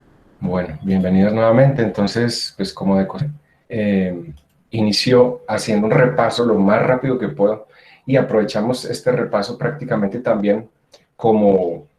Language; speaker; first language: Spanish; native; Spanish